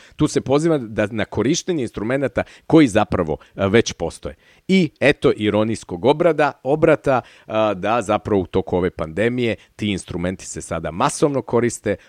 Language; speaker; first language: Serbian; native; Serbian